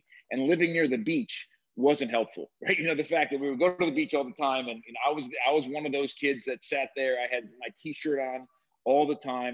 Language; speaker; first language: English; native; English